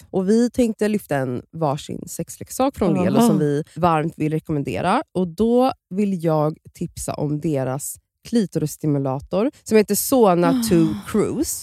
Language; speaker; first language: Swedish; native; Swedish